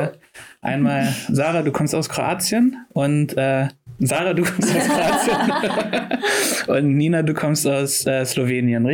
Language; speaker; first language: German; native; German